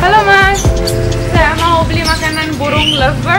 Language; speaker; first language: Indonesian; non-native, fluent; Romanian